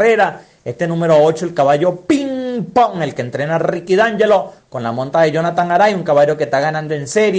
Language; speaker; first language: Spanish; native; Spanish